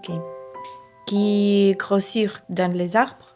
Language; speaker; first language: French; non-native, learner; Ukrainian